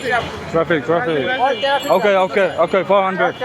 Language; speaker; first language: English; non-native, learner; Mongolian